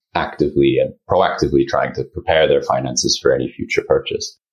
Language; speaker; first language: English; early bilingual, other home language; Japanese